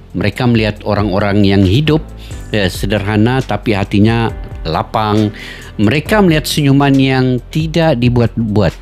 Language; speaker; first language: Indonesian; native; Indonesian